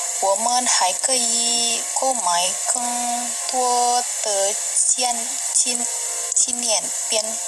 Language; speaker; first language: Chinese; non-native, learner; Indonesian